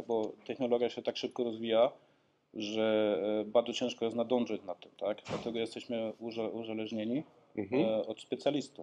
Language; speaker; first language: Polish; early bilingual, heritage; Polish